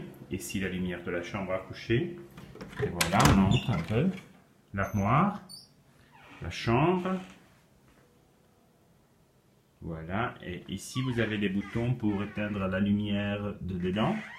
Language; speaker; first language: French; non-native, fluent; Italian